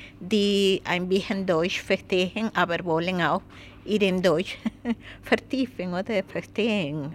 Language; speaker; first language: German; non-native, learner; Spanish